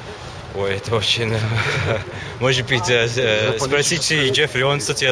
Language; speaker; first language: Russian; non-native, learner; English